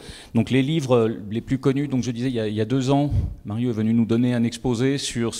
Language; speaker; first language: French; native; French